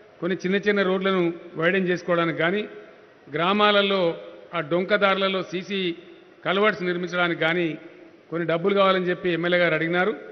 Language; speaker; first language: Telugu; native; Telugu